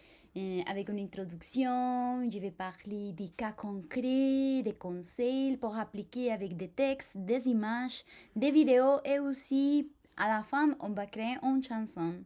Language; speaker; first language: French; non-native, fluent; Spanish